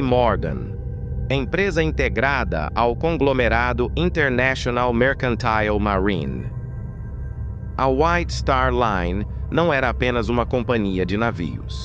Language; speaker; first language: Portuguese; native; Portuguese